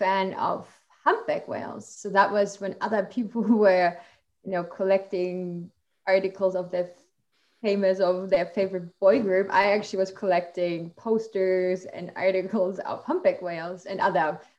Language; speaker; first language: English; non-native, fluent; German